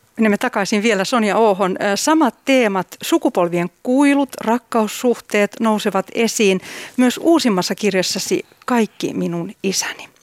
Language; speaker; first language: Finnish; native; Finnish